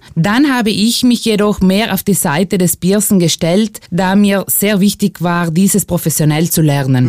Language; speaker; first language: German; native; German